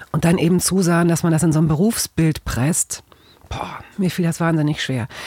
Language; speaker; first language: German; native; German